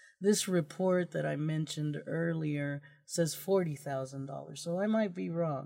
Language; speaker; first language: English; early bilingual, other home language; Spanish